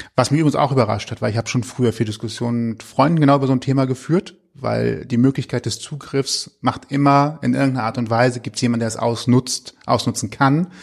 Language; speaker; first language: German; native; German